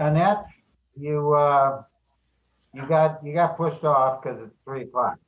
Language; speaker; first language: English; native; English